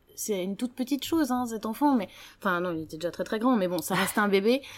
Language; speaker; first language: French; native; French